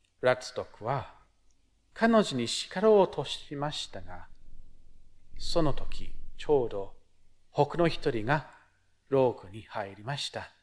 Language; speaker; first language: Japanese; non-native, fluent; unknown